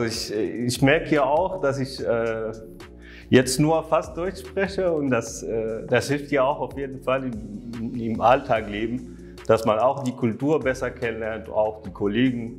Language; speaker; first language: German; non-native, fluent; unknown